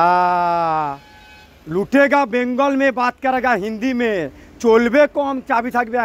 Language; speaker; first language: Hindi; non-native, local second language; Bangla